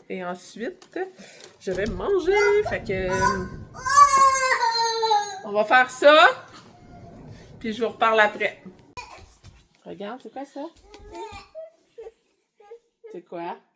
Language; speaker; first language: French; native; French